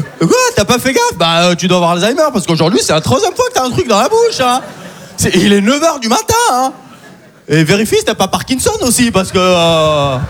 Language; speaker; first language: French; early bilingual, other home language; Arabic